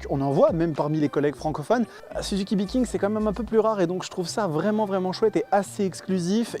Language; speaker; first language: French; native; French